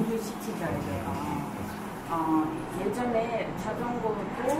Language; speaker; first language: Korean; non-native, learner; Dutch